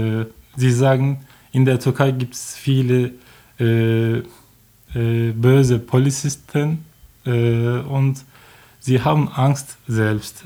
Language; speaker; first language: German; non-native, learner; Turkish